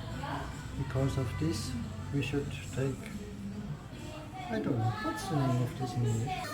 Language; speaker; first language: English; non-native, learner; German